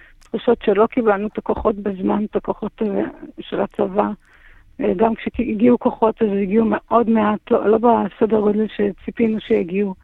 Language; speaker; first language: Hebrew; native; Hebrew